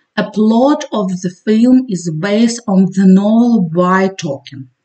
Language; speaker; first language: English; non-native, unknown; Ukrainian